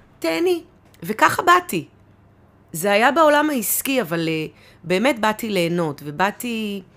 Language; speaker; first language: Hebrew; native; Hebrew